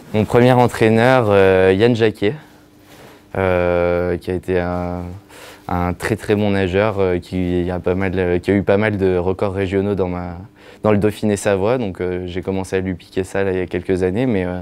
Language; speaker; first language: French; native; French